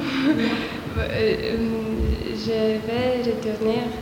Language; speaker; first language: French; non-native, learner; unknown